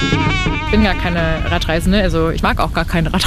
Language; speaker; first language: German; native; German